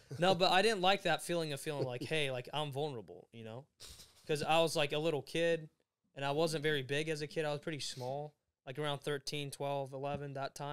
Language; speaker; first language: English; early bilingual, other home language; Swedish